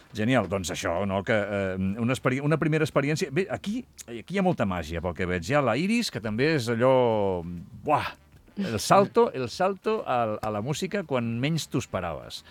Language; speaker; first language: Catalan; native; Catalan